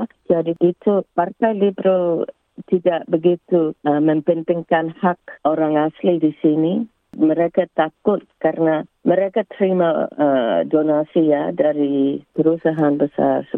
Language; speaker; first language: Indonesian; early bilingual, heritage; English